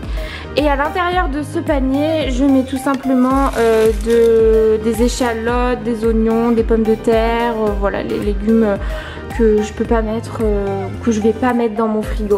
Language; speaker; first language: French; native; French